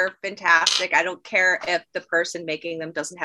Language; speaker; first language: English; native; English